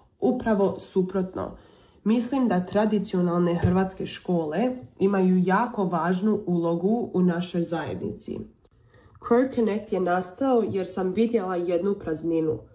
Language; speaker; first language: Serbian; early bilingual, heritage; Croatian